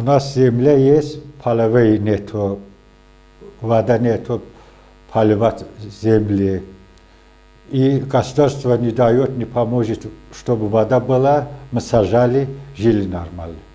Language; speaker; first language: Russian; non-native, local second language; Azerbaijani